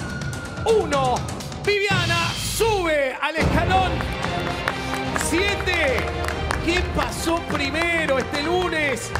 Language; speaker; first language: Spanish; native; Spanish